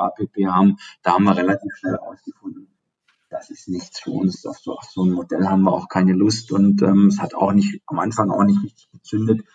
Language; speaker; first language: German; early bilingual, other home language; Turkish